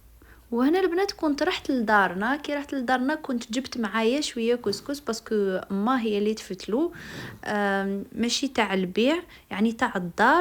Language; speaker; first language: Arabic; native; Arabic